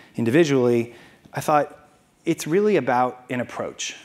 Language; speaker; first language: English; native; English